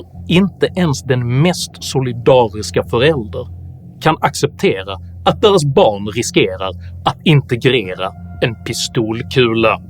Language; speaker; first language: Swedish; native; Swedish